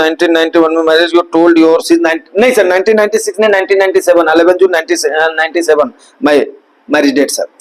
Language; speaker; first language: Hindi; non-native, local second language; Gujarati